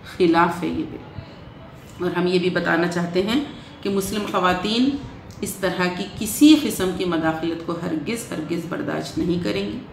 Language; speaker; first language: Urdu; native; Urdu